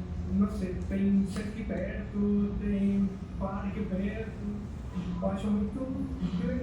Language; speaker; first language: Portuguese; non-native, fluent; Spanish